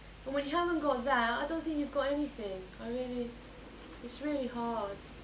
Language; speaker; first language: English; early bilingual, other home language; Greek